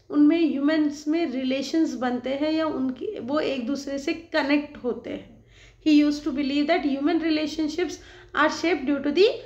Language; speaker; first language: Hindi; non-native, local second language; Marathi